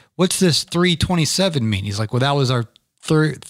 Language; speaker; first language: English; native; English